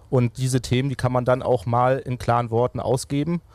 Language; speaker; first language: German; native; German